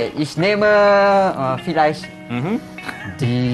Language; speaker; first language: German; non-native, learner; Malay